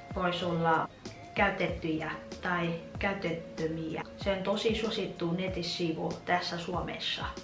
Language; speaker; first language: Finnish; non-native, fluent; Vietnamese